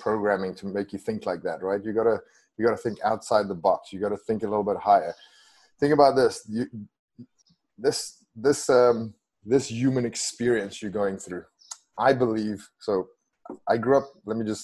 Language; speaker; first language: English; non-native, local second language; Afrikaans